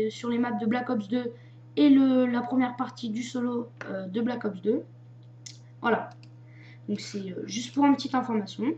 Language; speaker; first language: French; native; French